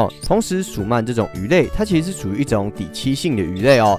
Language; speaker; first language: Chinese; native; Chinese